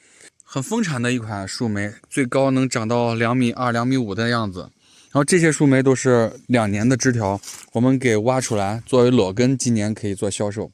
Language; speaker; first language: Chinese; native; Chinese